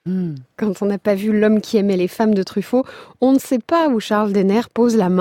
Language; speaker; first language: French; native; French